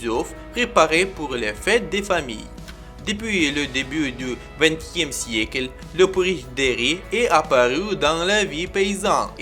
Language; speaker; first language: French; non-native, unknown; Ukrainian